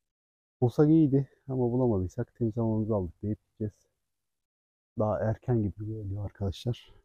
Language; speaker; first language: Turkish; native; Turkish